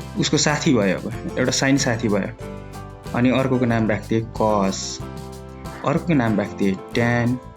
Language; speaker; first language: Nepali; native; Nepali